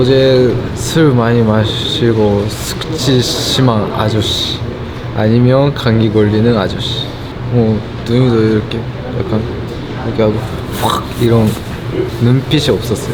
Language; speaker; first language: Korean; non-native, learner; Japanese